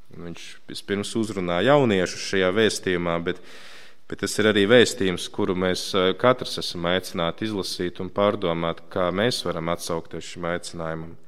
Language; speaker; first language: Latvian; native; Latvian